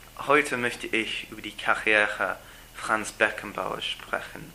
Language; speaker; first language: German; non-native, learner; English